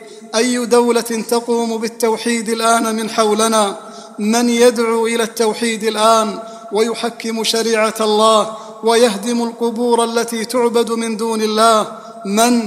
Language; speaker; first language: Arabic; native; Arabic